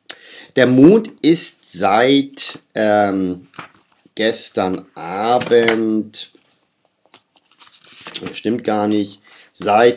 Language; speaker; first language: German; native; German